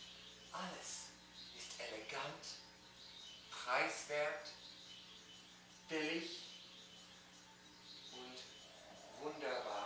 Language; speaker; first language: German; non-native, learner; English